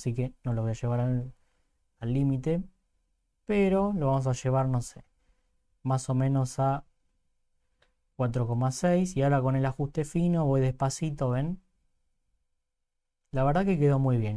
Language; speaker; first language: Spanish; native; Spanish